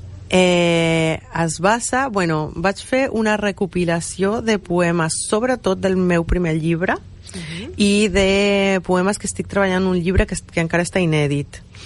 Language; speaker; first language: Catalan; non-native, fluent; Spanish